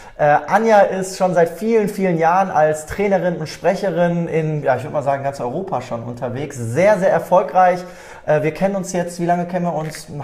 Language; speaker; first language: German; native; German